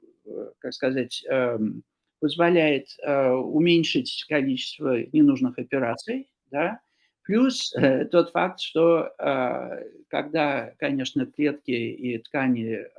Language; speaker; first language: Russian; non-native, fluent; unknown